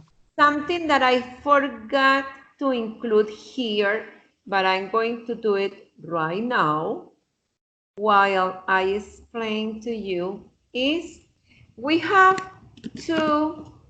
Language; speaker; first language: English; non-native, fluent; Spanish